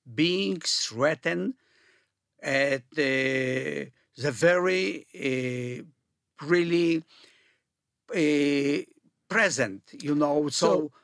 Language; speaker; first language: English; non-native, fluent; Polish